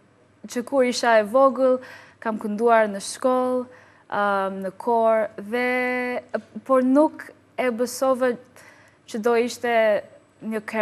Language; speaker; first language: Albanian; non-native, learner; English